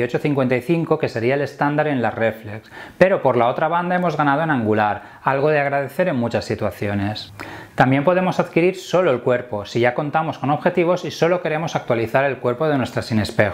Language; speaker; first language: Spanish; native; Spanish